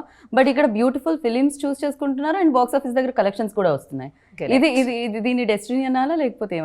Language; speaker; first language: Telugu; native; Telugu